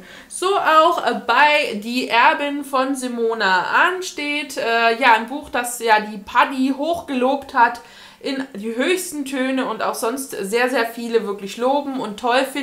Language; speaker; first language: German; native; German